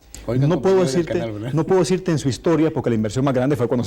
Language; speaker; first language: Spanish; native; Spanish